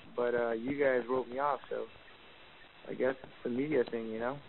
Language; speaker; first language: English; early bilingual, other home language; Spanish